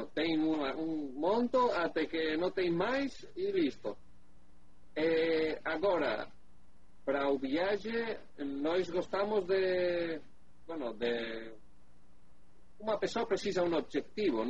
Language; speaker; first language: Portuguese; non-native, learner; Spanish